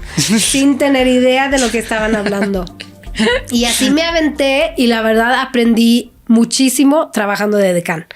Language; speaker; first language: Spanish; non-native, fluent; Swedish